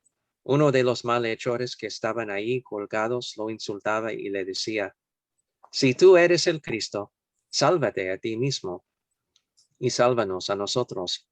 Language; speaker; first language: Spanish; non-native, fluent; English